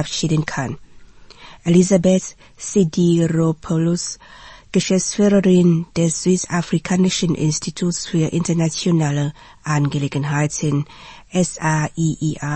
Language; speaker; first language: German; non-native, fluent; Vietnamese